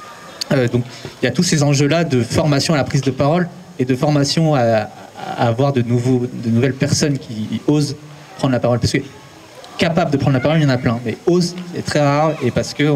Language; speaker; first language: French; native; French